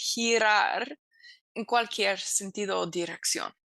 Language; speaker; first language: Spanish; non-native, fluent; English